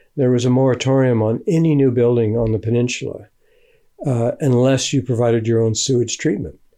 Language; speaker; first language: English; native; English